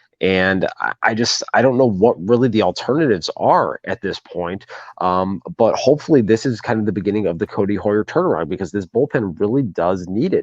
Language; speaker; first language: English; native; English